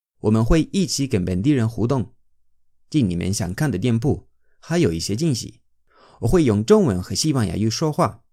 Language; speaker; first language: Chinese; non-native, fluent; Spanish